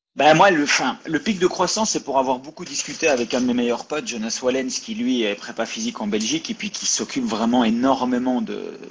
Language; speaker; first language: French; native; French